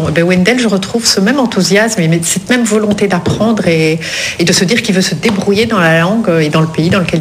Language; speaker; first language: French; native; French